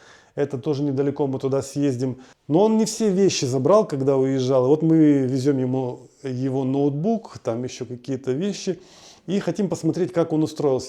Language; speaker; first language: Russian; native; Russian